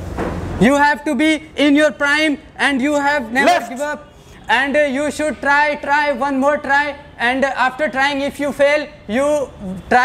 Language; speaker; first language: English; non-native, learner; Hindi